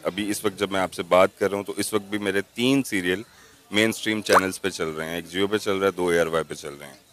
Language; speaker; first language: Urdu; non-native, local second language; Punjabi